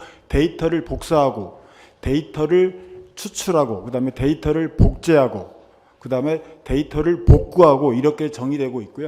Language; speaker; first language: Korean; native; Korean